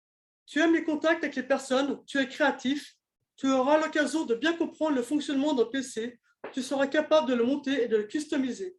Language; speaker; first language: French; native; French